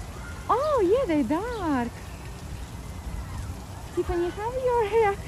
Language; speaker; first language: English; non-native, learner; Russian